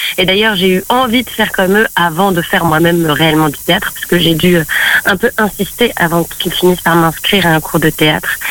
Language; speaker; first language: French; native; French